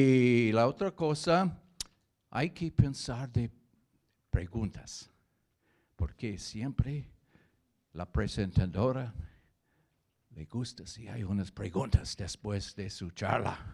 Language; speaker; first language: Spanish; non-native, learner; English